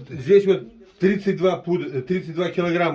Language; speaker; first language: Russian; native; Russian